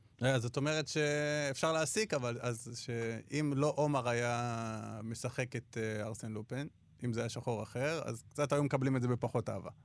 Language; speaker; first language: Hebrew; early bilingual, other home language; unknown